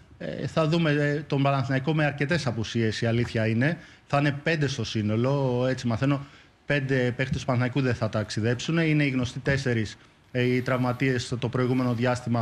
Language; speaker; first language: Greek; native; Greek